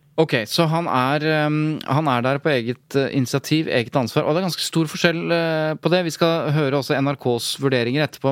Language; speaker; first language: Norwegian; native; Norwegian